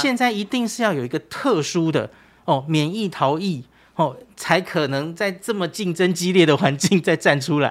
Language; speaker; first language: Chinese; native; Chinese